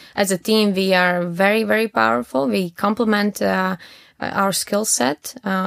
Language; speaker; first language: English; non-native, fluent; Latvian